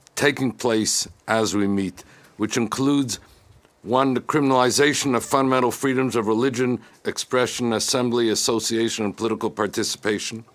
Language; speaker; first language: English; native; English